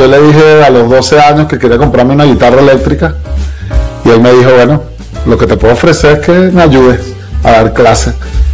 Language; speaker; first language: Spanish; native; Spanish